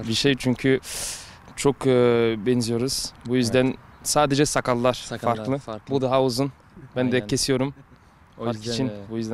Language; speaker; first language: Turkish; early bilingual, heritage; French